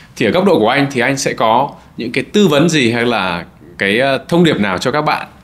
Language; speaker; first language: Vietnamese; early bilingual, heritage; Vietnamese